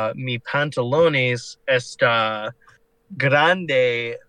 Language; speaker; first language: Spanish; non-native, learner; English